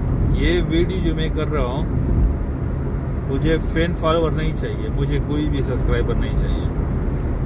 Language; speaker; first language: Hindi; non-native, local second language; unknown